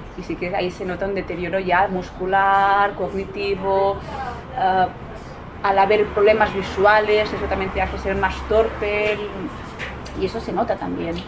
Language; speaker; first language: Spanish; non-native, local second language; Catalan